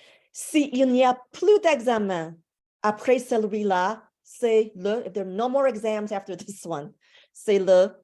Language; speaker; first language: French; non-native, fluent; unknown